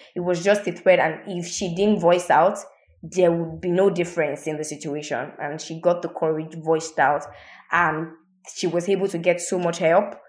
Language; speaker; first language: English; non-native, local second language; Yoruba